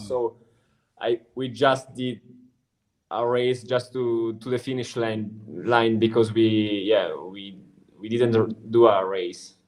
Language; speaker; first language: English; non-native, learner; Italian